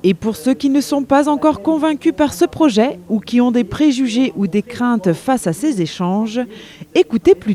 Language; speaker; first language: French; native; French